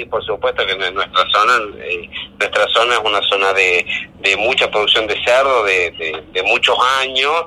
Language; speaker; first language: Spanish; native; Spanish